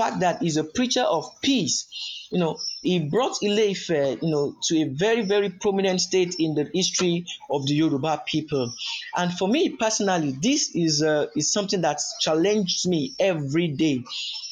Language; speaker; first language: English; non-native, local second language; Yoruba